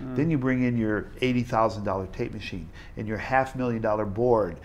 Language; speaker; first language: English; native; English